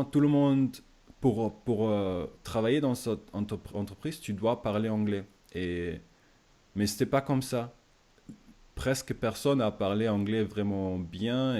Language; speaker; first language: French; non-native, fluent; German